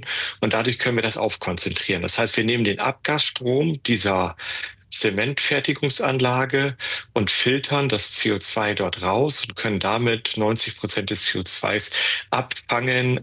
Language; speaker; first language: German; native; German